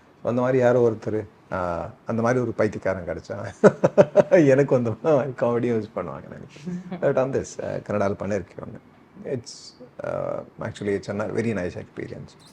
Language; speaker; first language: Tamil; non-native, local second language; Kannada